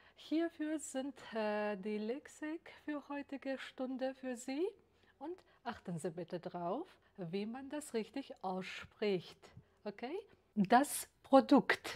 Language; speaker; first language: German; non-native, fluent; Uzbek